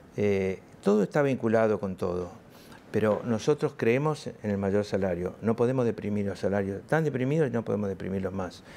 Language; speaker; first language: Spanish; native; Spanish